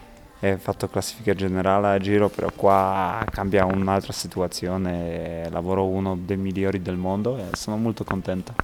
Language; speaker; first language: Italian; non-native, fluent; Polish